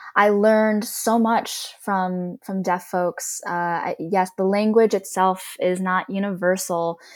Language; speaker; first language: English; native; English